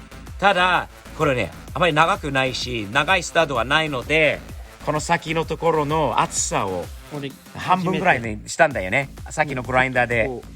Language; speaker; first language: Japanese; non-native, fluent; English